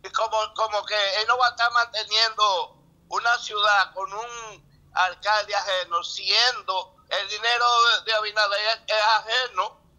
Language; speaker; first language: Spanish; native; Spanish